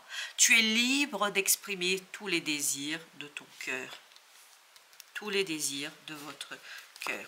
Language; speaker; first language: French; native; French